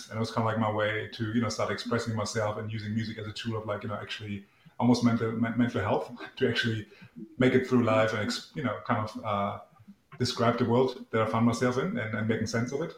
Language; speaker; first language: English; non-native, fluent; German